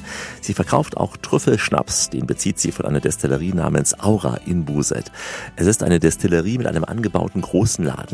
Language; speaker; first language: German; native; German